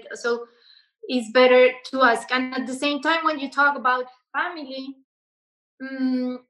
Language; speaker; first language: English; non-native, learner; Spanish